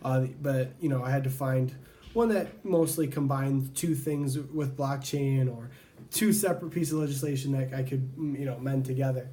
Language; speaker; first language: English; native; English